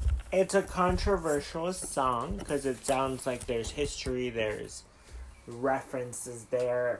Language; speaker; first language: English; early bilingual, other home language; Spanish